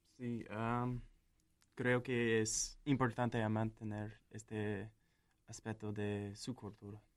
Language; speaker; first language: Spanish; non-native, learner; English